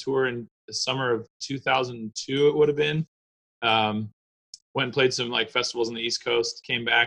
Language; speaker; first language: English; native; English